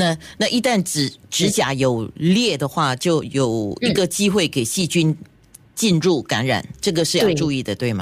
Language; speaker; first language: Chinese; native; Chinese